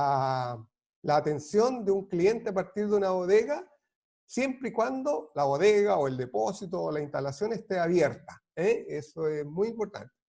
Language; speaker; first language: Spanish; native; Spanish